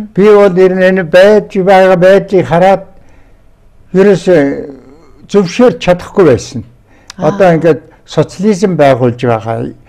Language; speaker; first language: Mongolian; non-native, local second language; Tuvinian